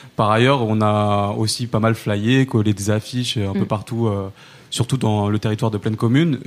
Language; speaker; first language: French; native; French